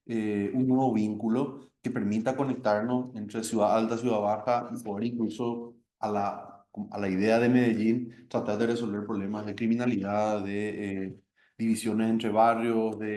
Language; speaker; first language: Spanish; native; Spanish